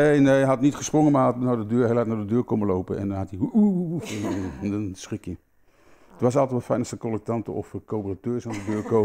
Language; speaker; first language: Dutch; native; Dutch